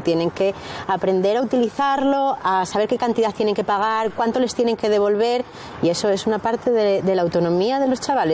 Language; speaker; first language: Spanish; native; Spanish